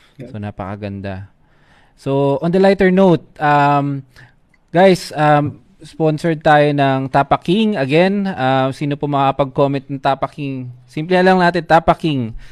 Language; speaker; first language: Filipino; native; Filipino